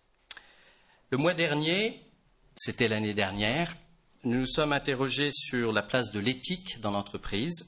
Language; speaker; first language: French; native; French